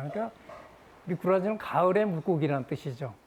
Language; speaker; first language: Korean; native; Korean